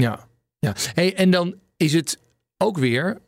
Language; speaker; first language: Dutch; native; Dutch